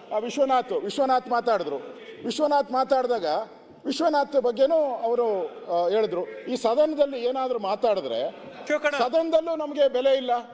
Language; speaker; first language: Kannada; native; Kannada